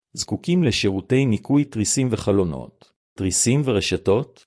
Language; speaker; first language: Hebrew; native; Hebrew